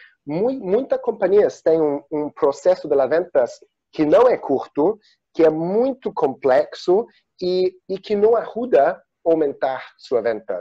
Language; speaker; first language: Spanish; non-native, learner; Portuguese